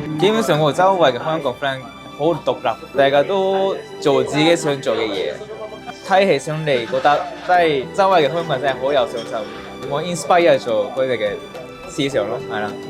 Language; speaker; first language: Cantonese; non-native, fluent; Japanese